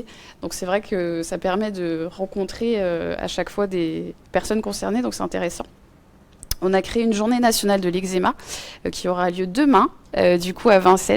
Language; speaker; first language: French; native; French